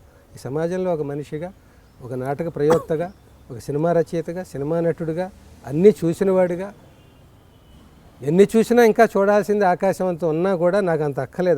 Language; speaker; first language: Telugu; native; Telugu